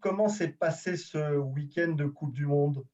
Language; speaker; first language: French; native; French